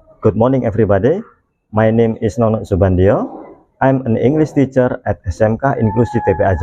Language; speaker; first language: English; non-native, learner; Indonesian